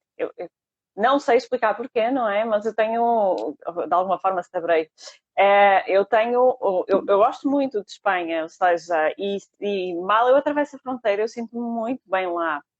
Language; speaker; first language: Portuguese; native; Portuguese